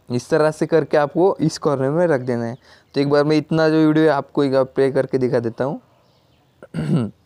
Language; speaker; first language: Hindi; non-native, local second language; Marathi